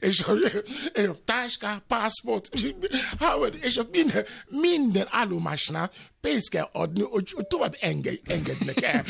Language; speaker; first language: Hungarian; non-native, learner; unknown